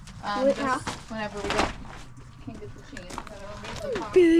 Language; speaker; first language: English; native; English